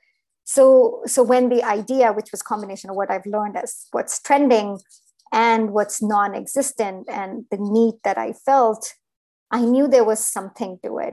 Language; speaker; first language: English; non-native, local second language; Hindi